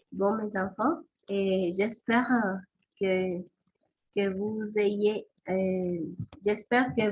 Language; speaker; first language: French; non-native, fluent; Spanish